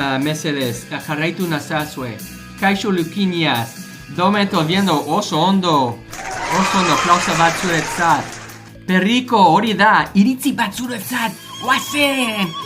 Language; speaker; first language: Basque; non-native, learner; English